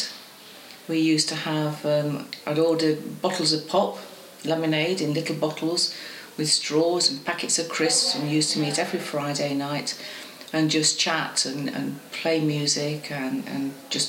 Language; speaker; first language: English; non-native, local second language; Estonian